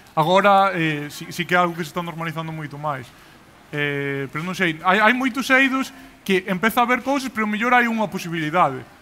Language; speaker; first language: Galician; non-native, local second language; Spanish